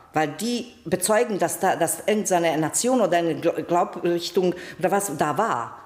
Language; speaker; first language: German; non-native, fluent; Bosnian